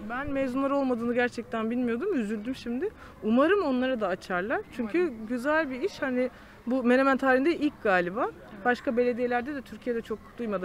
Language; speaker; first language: Turkish; native; Turkish